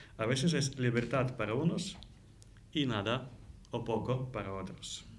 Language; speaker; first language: Spanish; non-native, fluent; Ukrainian